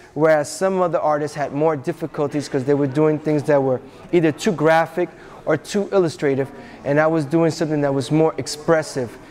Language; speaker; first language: English; native; English